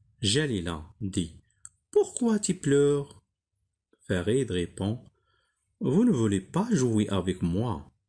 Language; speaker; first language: French; non-native, local second language; Arabic